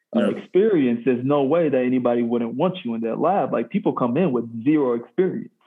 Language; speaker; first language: English; native; English